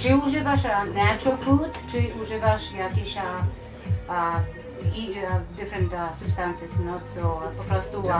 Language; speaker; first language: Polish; early bilingual, heritage; Polish